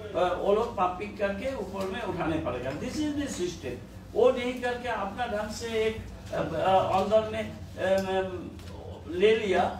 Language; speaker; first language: Hindi; non-native, local second language; Bangla